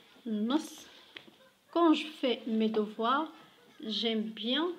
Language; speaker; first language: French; non-native, local second language; Arabic